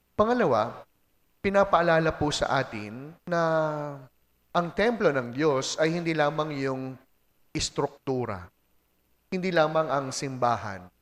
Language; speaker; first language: Filipino; native; Filipino